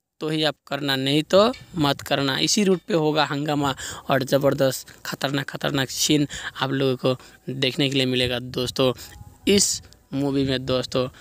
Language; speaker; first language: Hindi; non-native, local second language; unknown